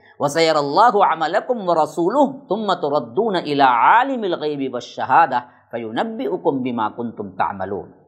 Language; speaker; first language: Urdu; native; Urdu